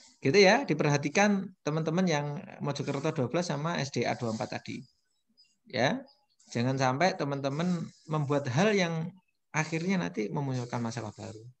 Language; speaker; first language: Indonesian; non-native, local second language; Javanese